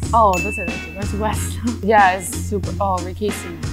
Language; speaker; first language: Spanish; non-native, learner; English